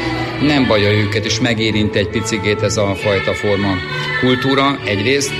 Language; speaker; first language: Hungarian; native; Hungarian